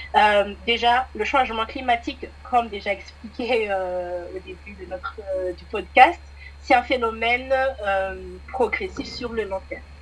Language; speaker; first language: French; non-native, local second language; Malagasy